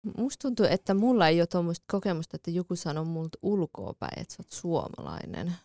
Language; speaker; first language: Finnish; early bilingual, other home language; Kurdish